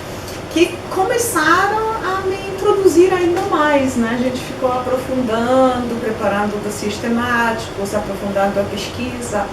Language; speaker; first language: Portuguese; non-native, fluent; Polish